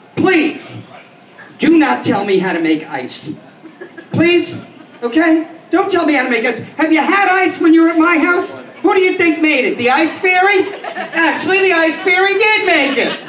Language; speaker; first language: English; native; English